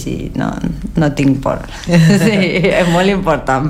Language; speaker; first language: Catalan; non-native, learner; Spanish